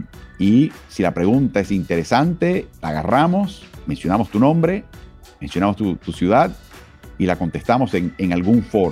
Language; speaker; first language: Spanish; native; Spanish